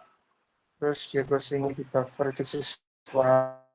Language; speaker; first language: Indonesian; non-native, local second language; Javanese